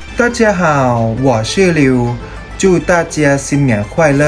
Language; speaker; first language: Chinese; non-native, learner; Thai